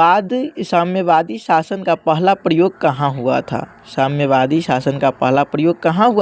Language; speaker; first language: Hindi; native; Hindi